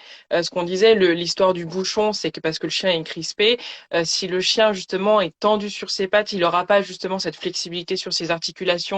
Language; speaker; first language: French; native; French